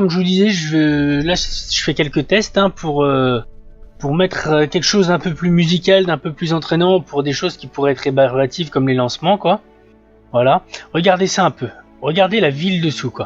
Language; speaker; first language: French; native; French